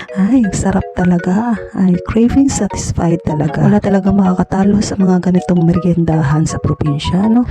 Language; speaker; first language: Filipino; non-native, local second language; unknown